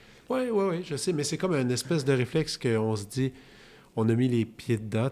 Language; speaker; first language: French; native; French